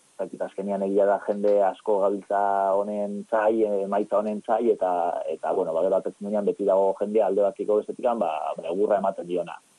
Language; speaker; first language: Basque; native; Basque